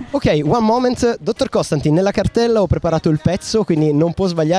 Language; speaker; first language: Italian; native; Italian